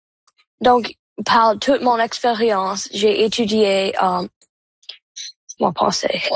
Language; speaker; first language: French; non-native, local second language; English